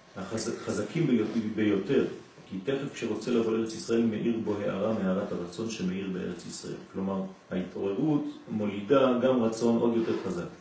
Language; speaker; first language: Hebrew; non-native, fluent; French